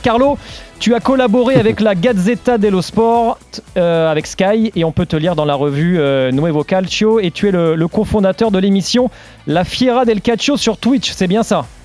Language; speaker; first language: French; native; French